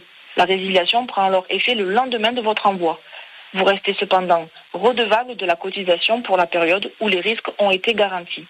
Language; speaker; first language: French; native; French